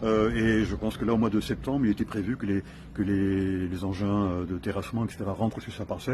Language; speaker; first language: French; native; French